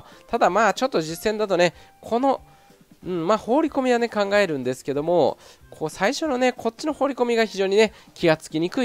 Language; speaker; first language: Japanese; native; Japanese